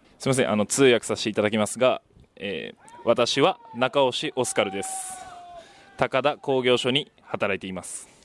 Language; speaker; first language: Japanese; native; Japanese